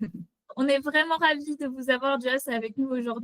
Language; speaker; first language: French; native; French